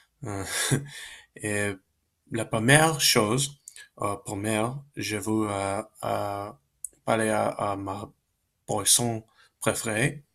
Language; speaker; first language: French; non-native, learner; Spanish